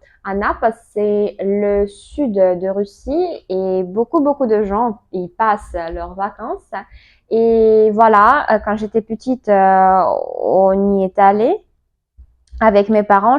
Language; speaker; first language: French; non-native, learner; Russian